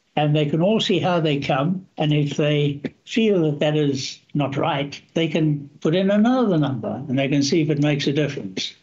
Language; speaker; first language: English; native; English